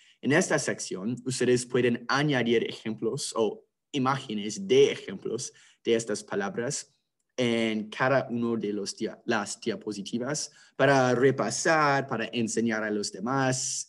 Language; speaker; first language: Spanish; non-native, fluent; English